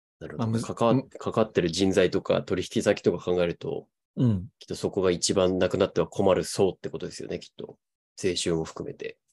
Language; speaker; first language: Japanese; native; Japanese